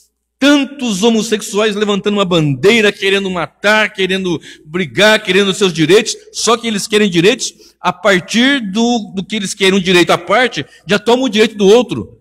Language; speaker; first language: Portuguese; native; Portuguese